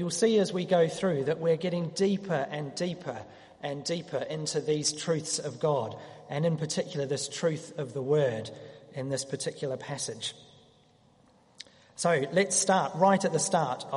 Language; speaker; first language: English; native; English